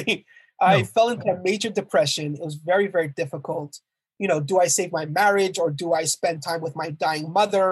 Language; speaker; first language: English; native; English